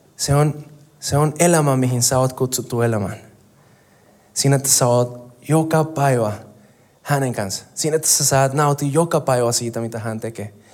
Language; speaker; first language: Finnish; non-native, fluent; Spanish